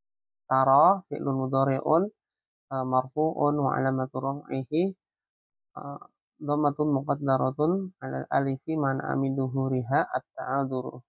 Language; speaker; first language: Arabic; non-native, fluent; Indonesian